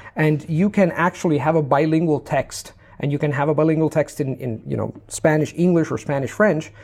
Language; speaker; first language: English; non-native, fluent; Italian